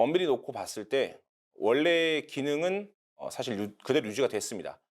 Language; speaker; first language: Korean; native; Korean